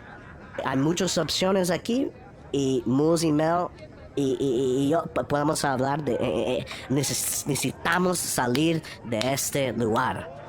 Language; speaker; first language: Spanish; early bilingual, heritage; Spanish